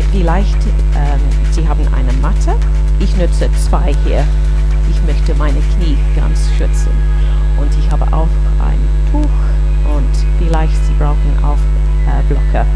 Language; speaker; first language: German; non-native, learner; English